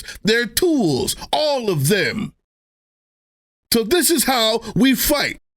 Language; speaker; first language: English; native; English